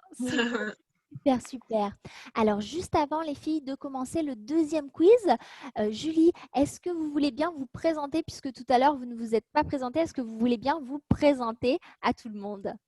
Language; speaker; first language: French; native; French